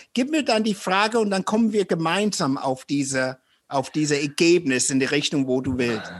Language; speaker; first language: German; non-native, fluent; English